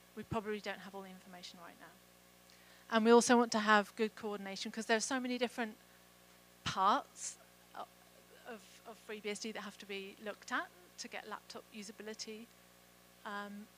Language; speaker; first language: English; native; English